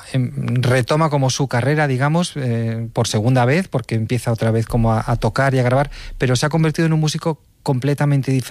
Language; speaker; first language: Spanish; native; Spanish